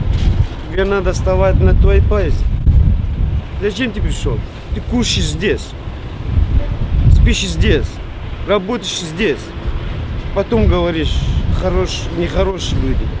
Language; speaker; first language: Russian; non-native, learner; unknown